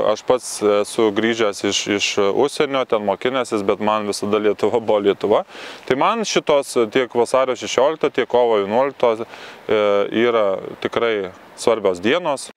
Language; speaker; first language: Lithuanian; native; Lithuanian